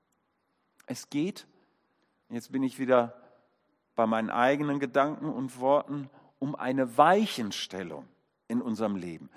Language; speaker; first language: German; native; German